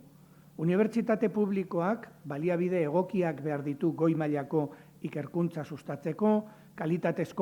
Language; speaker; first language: Basque; native; Basque